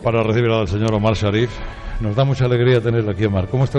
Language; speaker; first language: Spanish; native; Spanish